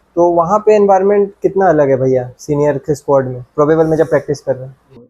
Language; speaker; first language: Hindi; non-native, local second language; Bangla